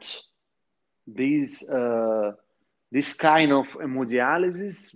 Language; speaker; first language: English; non-native, fluent; Portuguese